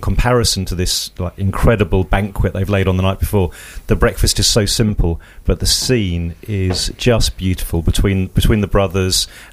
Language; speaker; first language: English; native; English